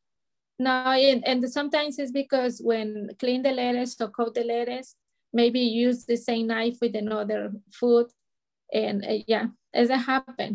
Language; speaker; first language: English; non-native, learner; Spanish